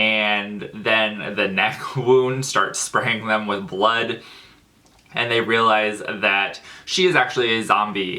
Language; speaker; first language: English; native; English